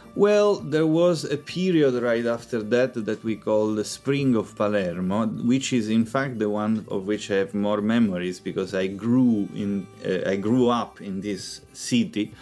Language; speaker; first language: English; non-native, fluent; Italian